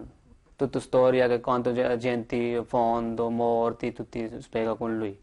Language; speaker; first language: Italian; non-native, learner; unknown